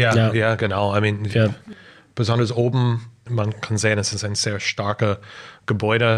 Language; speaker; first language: German; non-native, fluent; English